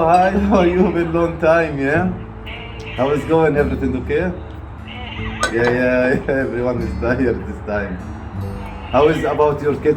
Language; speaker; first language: English; non-native, learner; Arabic